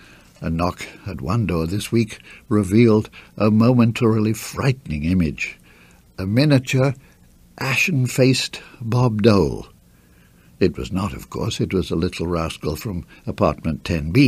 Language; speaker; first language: English; native; English